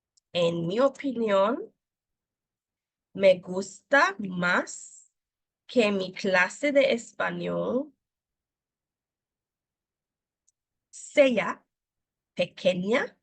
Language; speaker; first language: Spanish; non-native, fluent; English